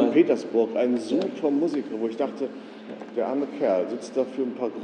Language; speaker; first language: German; native; German